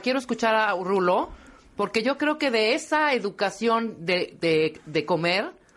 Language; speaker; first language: Spanish; native; Spanish